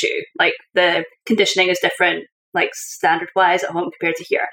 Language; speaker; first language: English; native; English